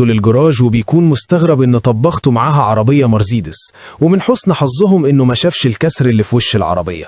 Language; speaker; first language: Arabic; native; Arabic